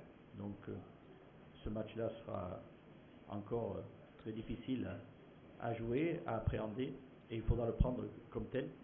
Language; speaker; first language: French; native; French